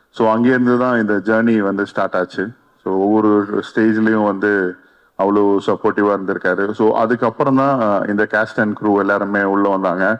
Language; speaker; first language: Tamil; native; Tamil